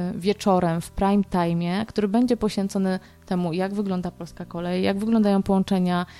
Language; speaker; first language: Polish; native; Polish